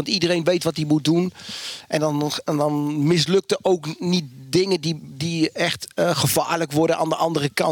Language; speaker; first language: Dutch; native; Dutch